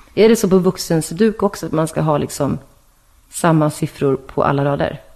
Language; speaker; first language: Swedish; native; Swedish